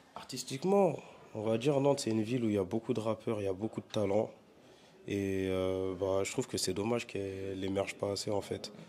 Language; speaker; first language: French; native; French